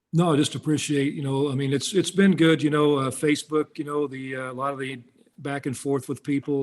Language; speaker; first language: English; native; English